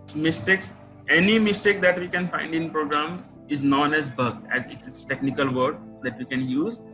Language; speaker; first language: English; non-native, local second language; Nepali